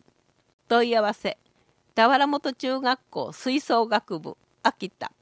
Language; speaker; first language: Japanese; native; Japanese